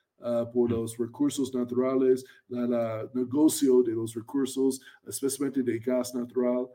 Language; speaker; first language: Spanish; non-native, fluent; English